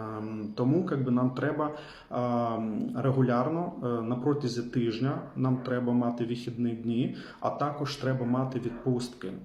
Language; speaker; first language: Ukrainian; non-native, local second language; Russian